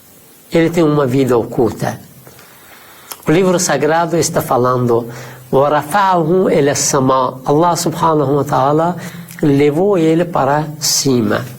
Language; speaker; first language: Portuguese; non-native, fluent; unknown